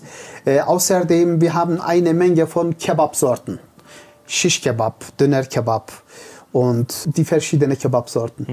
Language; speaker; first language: German; non-native, fluent; Turkish